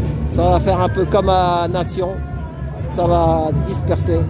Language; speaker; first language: French; native; French